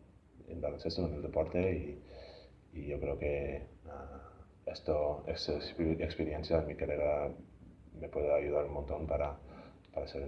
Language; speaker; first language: Spanish; non-native, fluent; English